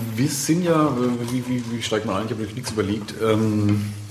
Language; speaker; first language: German; native; German